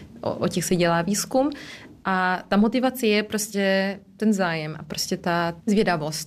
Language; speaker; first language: Czech; early bilingual, heritage; Czech